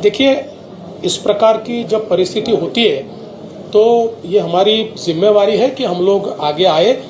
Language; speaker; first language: Hindi; non-native, local second language; Marathi